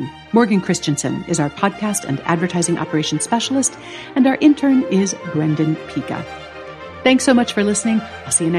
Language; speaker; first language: English; native; English